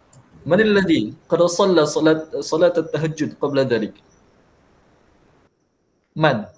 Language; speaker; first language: Arabic; non-native, fluent; Malay